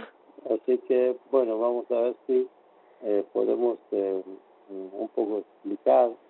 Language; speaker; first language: Spanish; non-native, fluent; Persian